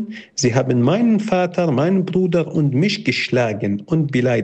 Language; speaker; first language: German; non-native, fluent; Arabic